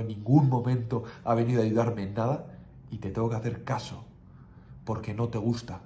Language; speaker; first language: Spanish; native; Spanish